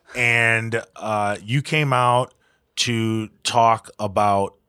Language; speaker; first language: English; native; English